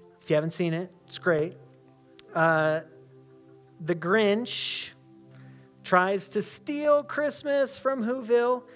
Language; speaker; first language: English; native; English